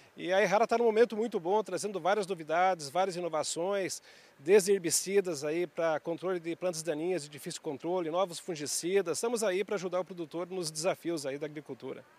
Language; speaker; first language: Portuguese; native; Portuguese